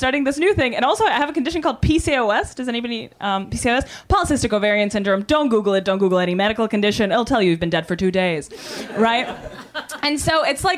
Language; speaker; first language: English; non-native, fluent; Russian